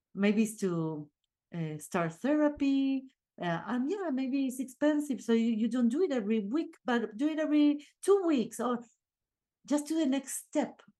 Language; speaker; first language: English; non-native, fluent; Spanish